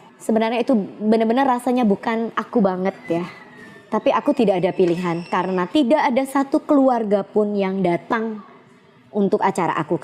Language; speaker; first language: Indonesian; native; Indonesian